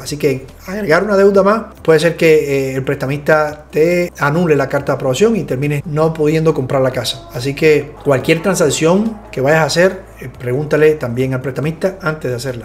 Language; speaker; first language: Spanish; native; Spanish